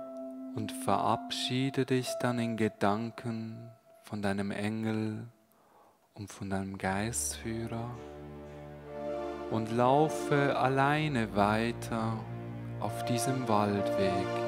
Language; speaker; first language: German; native; German